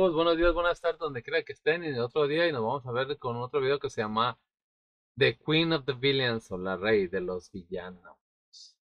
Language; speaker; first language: Spanish; native; Spanish